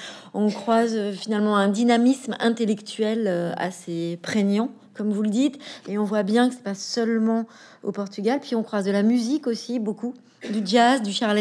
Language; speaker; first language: French; native; French